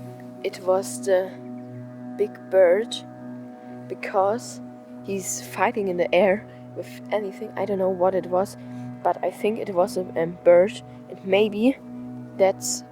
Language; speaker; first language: English; non-native, learner; German